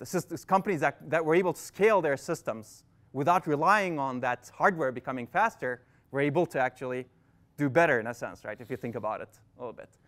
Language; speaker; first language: English; non-native, fluent; Turkish